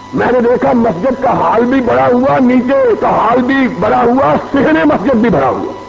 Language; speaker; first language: Urdu; non-native, local second language; Punjabi